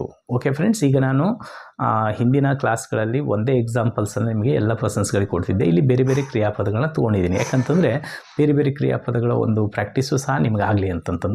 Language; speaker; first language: Kannada; native; Kannada